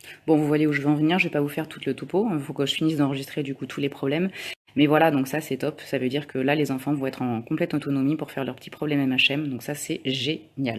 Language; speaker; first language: French; native; French